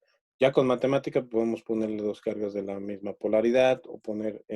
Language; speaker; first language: Spanish; native; Spanish